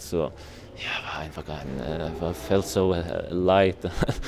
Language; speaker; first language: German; non-native, learner; Faroese